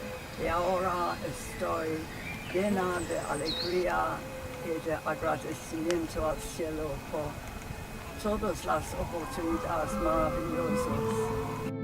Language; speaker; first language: Spanish; non-native, fluent; English